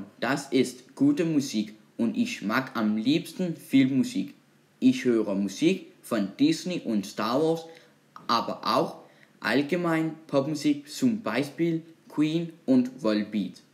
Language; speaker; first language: German; non-native, learner; Danish